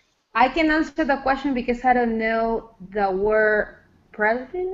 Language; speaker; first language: English; non-native, learner; Spanish